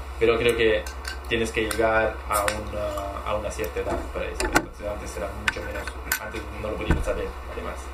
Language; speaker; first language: Spanish; non-native, fluent; Italian